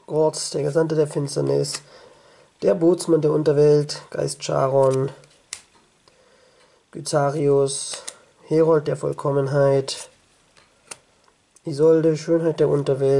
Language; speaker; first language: German; native; German